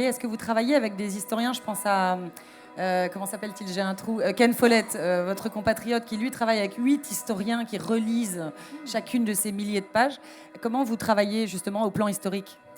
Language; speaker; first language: French; native; French